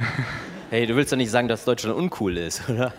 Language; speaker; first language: German; native; German